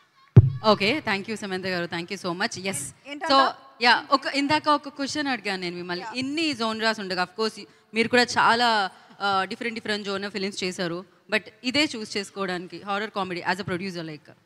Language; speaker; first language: Telugu; native; Telugu